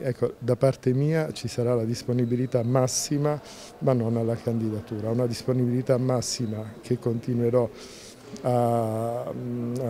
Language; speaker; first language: Italian; native; Italian